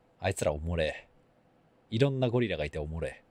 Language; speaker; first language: Japanese; native; Japanese